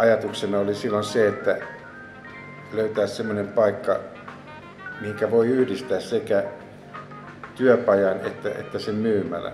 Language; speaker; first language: Finnish; native; Finnish